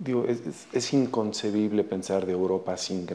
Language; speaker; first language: Spanish; native; Spanish